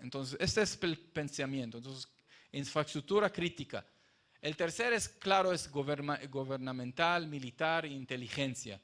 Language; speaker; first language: Spanish; non-native, fluent; Hebrew